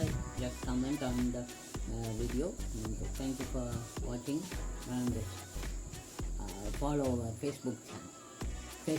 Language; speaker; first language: English; non-native, local second language; Tamil